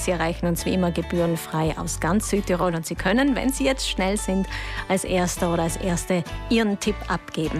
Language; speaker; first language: German; native; German